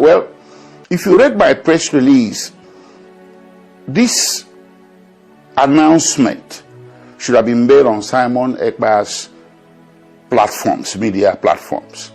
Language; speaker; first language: English; non-native, local second language; Igbo